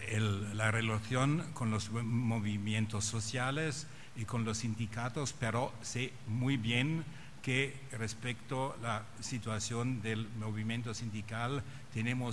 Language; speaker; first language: Spanish; non-native, fluent; German